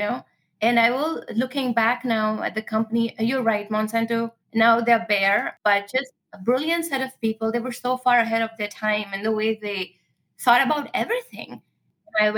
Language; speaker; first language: English; non-native, local second language; Marathi